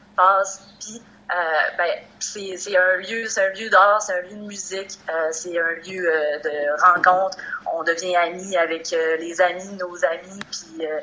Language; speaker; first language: French; native; French